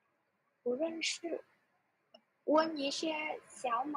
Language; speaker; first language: Chinese; non-native, learner; Vietnamese